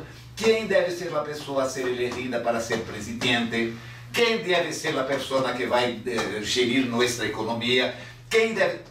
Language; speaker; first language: Spanish; non-native, fluent; Portuguese